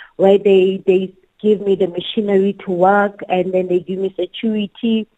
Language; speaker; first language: English; non-native, local second language; Southern Sotho